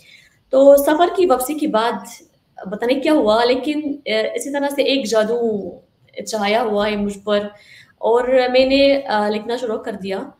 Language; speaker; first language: Hindi; non-native, fluent; Arabic